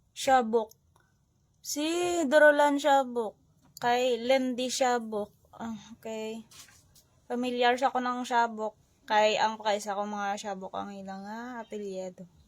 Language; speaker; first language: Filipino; non-native, local second language; Hiligaynon